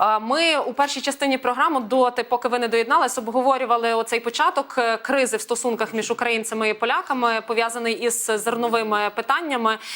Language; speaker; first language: Ukrainian; native; Ukrainian